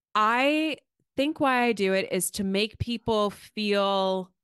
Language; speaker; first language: English; native; English